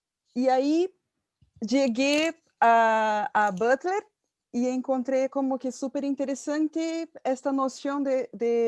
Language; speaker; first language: Spanish; non-native, fluent; Portuguese